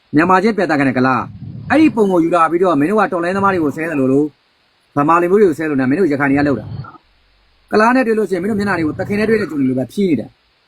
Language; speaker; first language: Burmese; native; Burmese